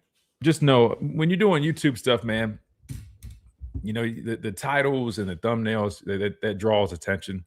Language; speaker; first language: English; native; English